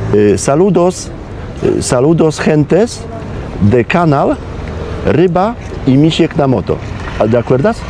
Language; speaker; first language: Spanish; non-native, learner; Polish